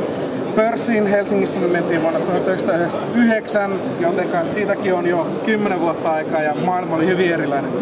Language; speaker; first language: Finnish; native; Finnish